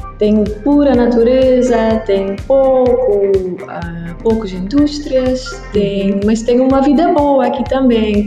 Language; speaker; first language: Portuguese; non-native, learner; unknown